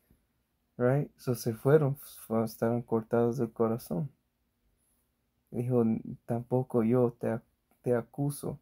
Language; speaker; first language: Spanish; early bilingual, heritage; Spanish